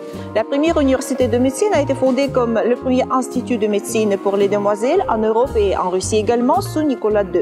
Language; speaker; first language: French; non-native, fluent; Russian